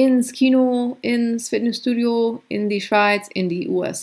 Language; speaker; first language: German; non-native, fluent; English